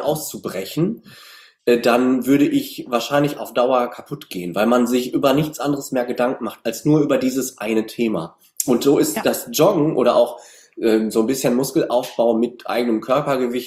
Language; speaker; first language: German; native; German